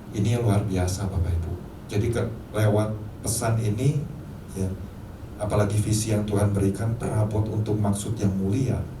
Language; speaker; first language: Indonesian; native; Indonesian